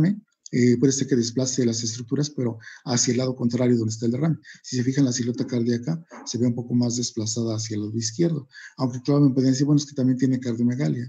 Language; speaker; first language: Spanish; native; Spanish